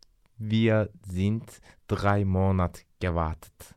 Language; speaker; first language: German; non-native, learner; Turkish